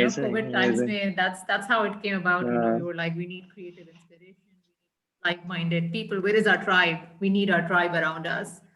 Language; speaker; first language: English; non-native, local second language; Hindi